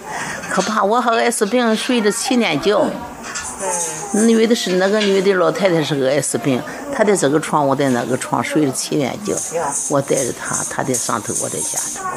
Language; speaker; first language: Chinese; native; Chinese